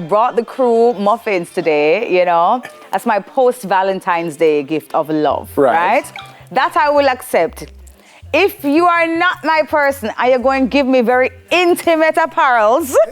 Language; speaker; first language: English; native; English